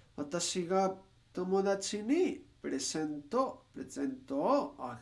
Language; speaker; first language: Japanese; non-native, learner; English